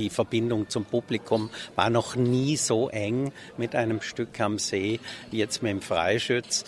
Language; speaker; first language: German; native; German